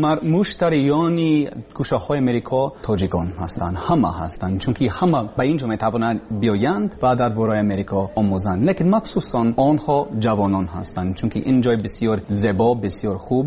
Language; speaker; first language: Persian; non-native, learner; English